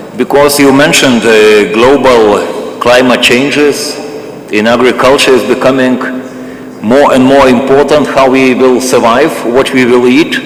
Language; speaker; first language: English; non-native, fluent; Lithuanian